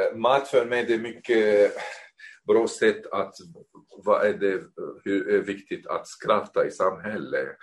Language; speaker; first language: Swedish; non-native, fluent; Arabic